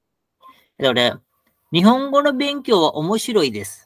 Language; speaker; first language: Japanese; non-native, fluent; Sinhala